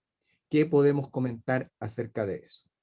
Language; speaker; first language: Spanish; native; Spanish